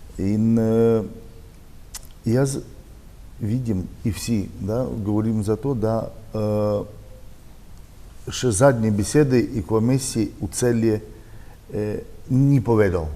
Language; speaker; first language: Slovenian; non-native, learner; Russian